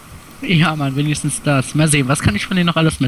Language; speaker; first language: German; native; German